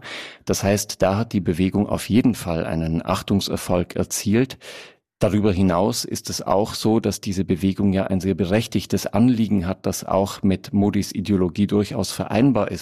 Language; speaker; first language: German; native; German